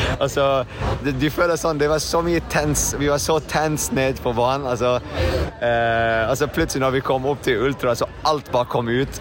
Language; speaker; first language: Norwegian; non-native, fluent; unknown